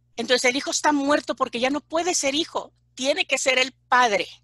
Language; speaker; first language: Spanish; native; Spanish